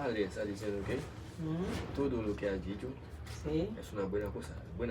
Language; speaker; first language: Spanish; non-native, learner; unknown